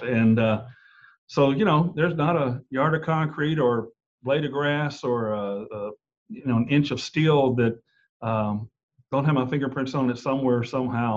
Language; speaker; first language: English; native; English